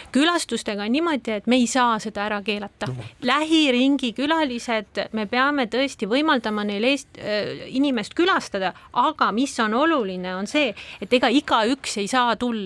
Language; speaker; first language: Estonian; native; Estonian